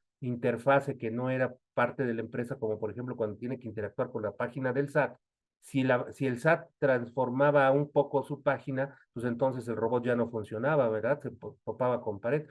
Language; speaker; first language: Spanish; native; Spanish